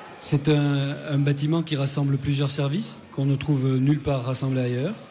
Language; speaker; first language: French; native; French